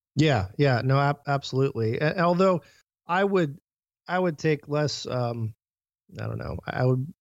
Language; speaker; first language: English; native; English